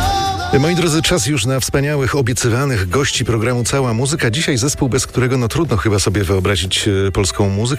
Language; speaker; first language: Polish; native; Polish